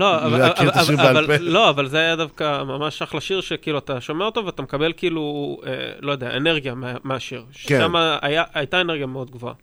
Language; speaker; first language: Hebrew; native; Hebrew